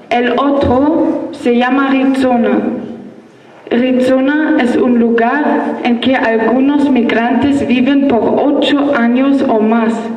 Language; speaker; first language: Spanish; non-native, learner; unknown